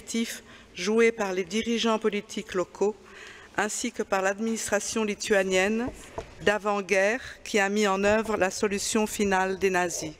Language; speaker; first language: French; native; French